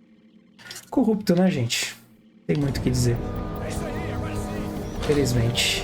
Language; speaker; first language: Portuguese; native; Portuguese